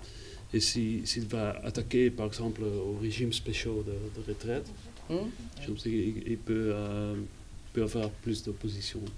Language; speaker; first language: French; non-native, fluent; Dutch